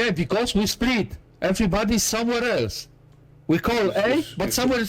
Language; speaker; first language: English; non-native, learner; Polish